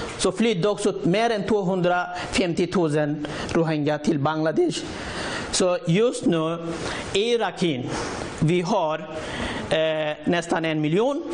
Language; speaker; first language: Swedish; non-native, learner; Rohingya